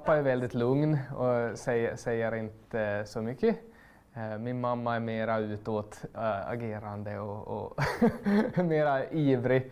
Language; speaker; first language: Swedish; native; Swedish